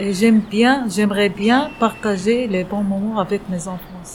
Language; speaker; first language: French; non-native, fluent; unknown